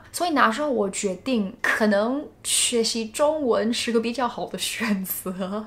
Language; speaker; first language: Chinese; non-native, fluent; English